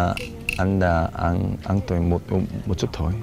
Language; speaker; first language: Vietnamese; non-native, learner; Korean